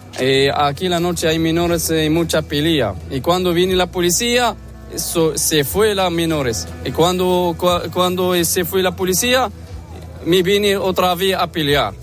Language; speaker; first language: Spanish; non-native, learner; Arabic